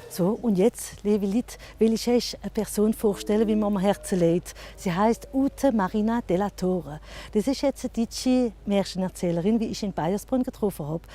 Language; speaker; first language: German; non-native, local second language; Swiss German